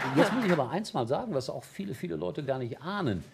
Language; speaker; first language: German; native; German